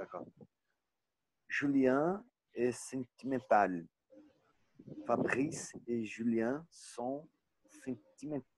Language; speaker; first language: French; non-native, learner; Portuguese